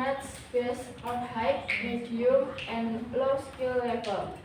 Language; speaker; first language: English; non-native, learner; Indonesian